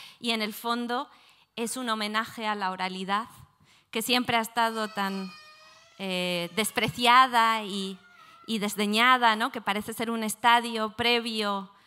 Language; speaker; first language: Spanish; native; Spanish